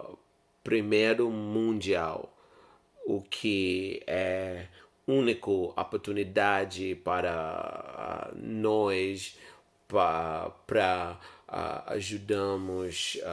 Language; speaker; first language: Portuguese; non-native, learner; English